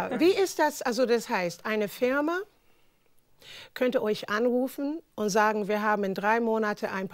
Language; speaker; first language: German; non-native, fluent; English